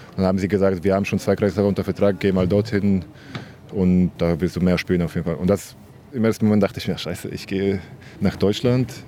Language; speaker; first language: German; non-native, fluent; Polish